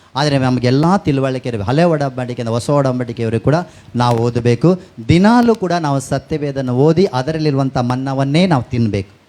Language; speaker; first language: Kannada; non-native, local second language; Tulu